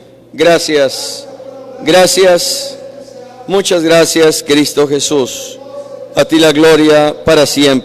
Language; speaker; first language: Spanish; native; Spanish